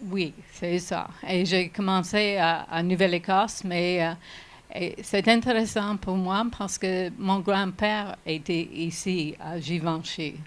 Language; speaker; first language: French; non-native, learner; English